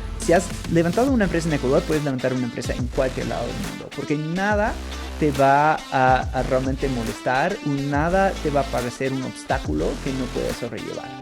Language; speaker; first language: Spanish; non-native, fluent; English